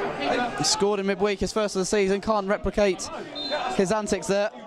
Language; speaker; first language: English; native; English